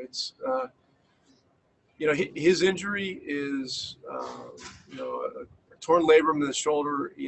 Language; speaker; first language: English; native; English